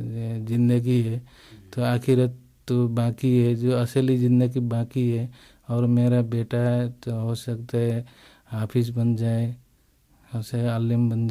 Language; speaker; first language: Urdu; non-native, learner; Nepali